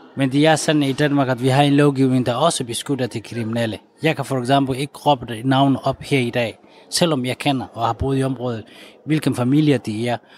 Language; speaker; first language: Danish; non-native, fluent; Somali